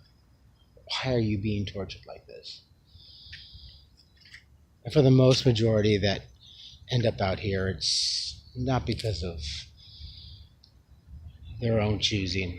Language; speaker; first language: English; native; English